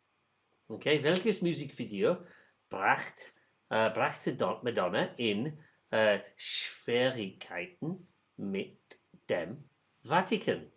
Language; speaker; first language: German; non-native, learner; English